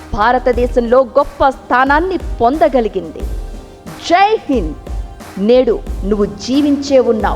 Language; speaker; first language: Telugu; native; Telugu